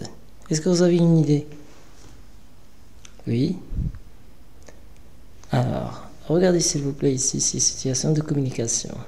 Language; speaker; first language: French; non-native, local second language; Arabic